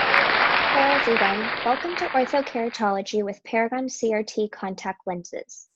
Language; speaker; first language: English; native; English